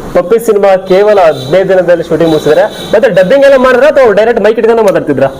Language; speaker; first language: Kannada; native; Kannada